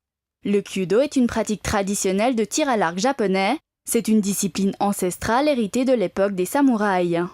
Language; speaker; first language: French; native; French